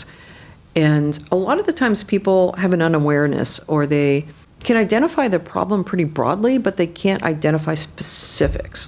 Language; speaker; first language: English; native; English